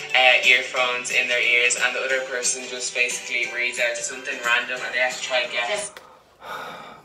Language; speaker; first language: English; native; English